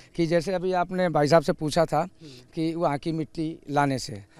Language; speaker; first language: Hindi; native; Hindi